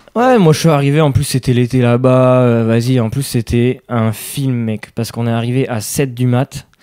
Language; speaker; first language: French; native; French